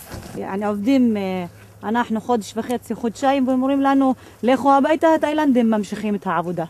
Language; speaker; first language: Hebrew; non-native, local second language; Arabic